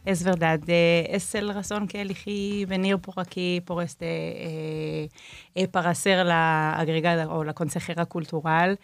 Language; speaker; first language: Spanish; non-native, fluent; Hebrew